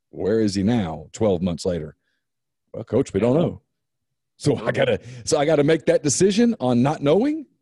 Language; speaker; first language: English; native; English